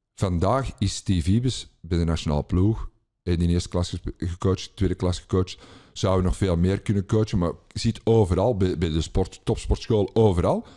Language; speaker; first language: Dutch; native; Dutch